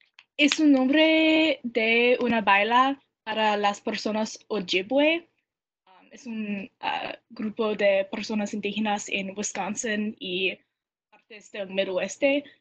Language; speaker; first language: Spanish; non-native, learner; English